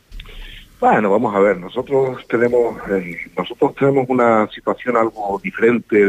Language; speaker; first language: Spanish; native; Spanish